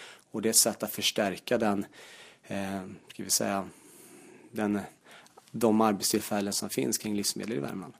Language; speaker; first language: Swedish; native; Swedish